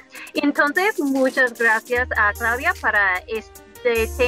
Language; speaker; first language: Spanish; non-native, fluent; English